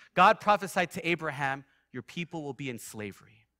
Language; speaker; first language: English; native; English